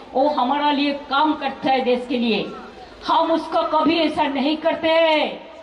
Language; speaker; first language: Hindi; non-native, local second language; Bangla